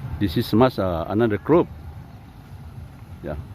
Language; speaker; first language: English; non-native, fluent; Lao